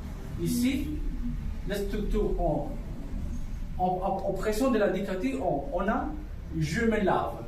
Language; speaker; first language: French; non-native, fluent; Spanish